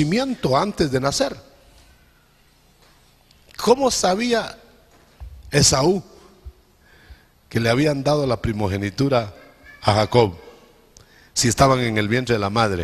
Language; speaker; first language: Spanish; native; Spanish